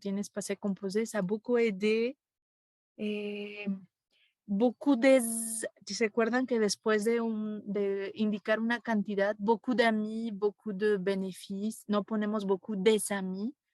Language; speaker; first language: French; non-native, fluent; Spanish